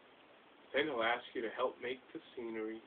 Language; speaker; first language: English; native; English